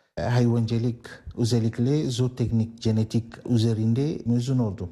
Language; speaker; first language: Turkish; non-native, learner; Arabic